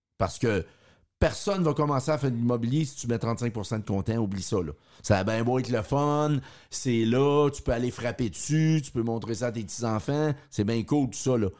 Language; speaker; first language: French; native; French